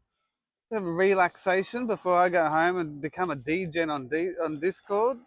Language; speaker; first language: English; native; English